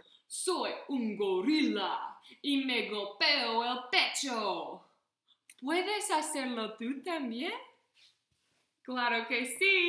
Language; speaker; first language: Spanish; non-native, fluent; English